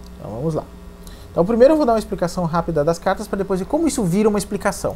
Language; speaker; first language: Portuguese; native; Portuguese